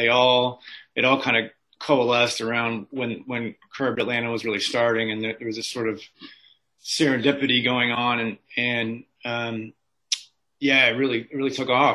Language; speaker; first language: English; native; English